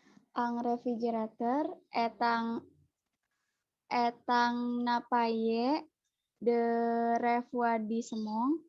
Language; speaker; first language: French; non-native, learner; Indonesian